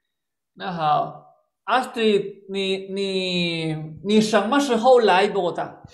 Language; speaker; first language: Chinese; non-native, fluent; Spanish